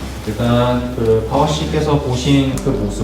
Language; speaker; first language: Korean; native; Korean